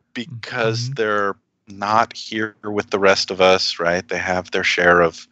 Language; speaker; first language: English; native; English